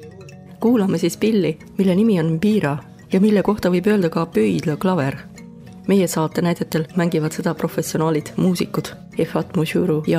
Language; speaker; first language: Estonian; native; Estonian